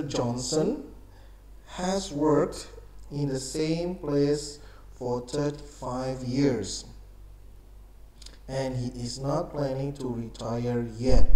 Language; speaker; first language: English; non-native, fluent; Indonesian